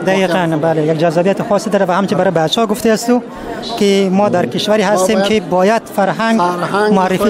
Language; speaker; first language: Persian; native; Persian